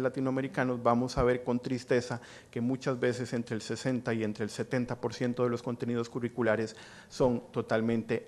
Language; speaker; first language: Spanish; native; Spanish